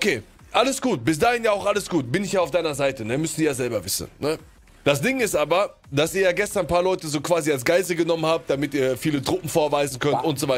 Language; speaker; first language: German; native; German